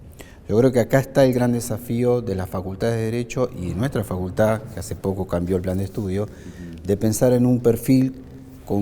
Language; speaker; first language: Spanish; native; Spanish